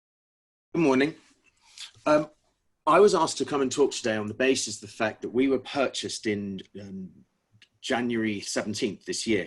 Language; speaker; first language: English; native; English